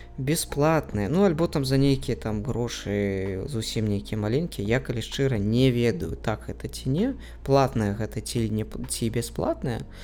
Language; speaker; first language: Belarusian; non-native, local second language; Russian